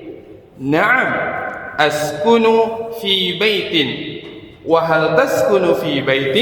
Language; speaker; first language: Arabic; non-native, fluent; Indonesian